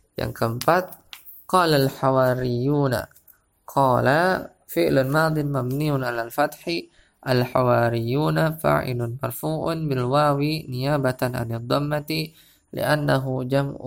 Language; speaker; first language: Arabic; non-native, fluent; Indonesian